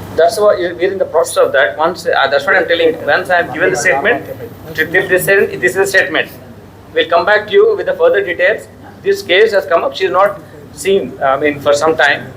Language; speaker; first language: English; non-native, local second language; Telugu